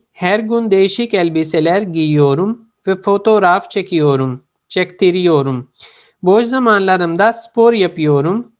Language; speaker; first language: Turkish; non-native, fluent; Urdu